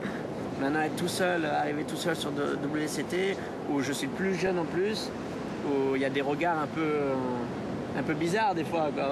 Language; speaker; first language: French; native; French